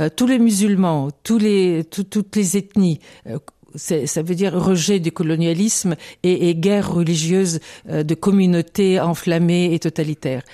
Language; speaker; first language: French; non-native, fluent; Bulgarian